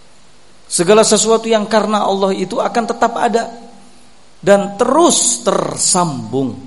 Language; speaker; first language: Indonesian; native; Indonesian